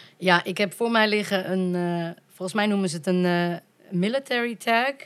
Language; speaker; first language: Dutch; native; Dutch